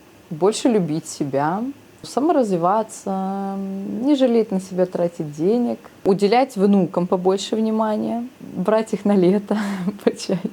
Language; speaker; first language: Russian; native; Russian